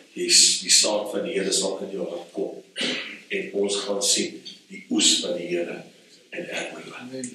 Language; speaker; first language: Afrikaans; non-native, fluent; English